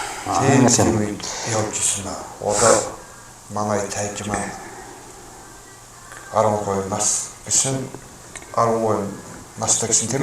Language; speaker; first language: Mongolian; non-native, local second language; Kazakh